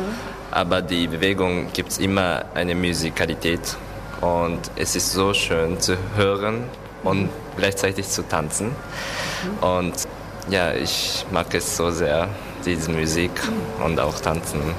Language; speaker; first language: German; non-native, learner; Japanese